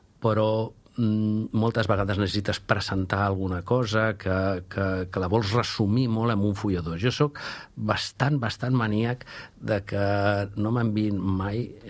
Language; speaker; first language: Catalan; non-native, local second language; Spanish